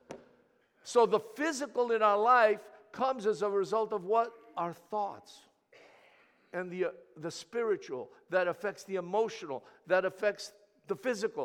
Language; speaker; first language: English; early bilingual, other home language; Greek